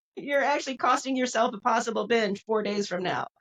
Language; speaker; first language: English; native; English